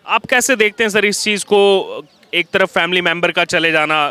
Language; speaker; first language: Hindi; native; Hindi